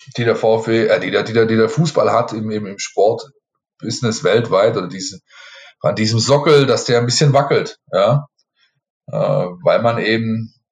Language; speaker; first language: German; native; German